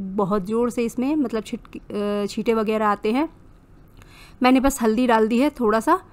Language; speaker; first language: Hindi; native; Hindi